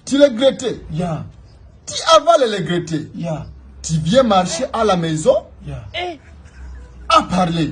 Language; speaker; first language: French; non-native, learner; Rundi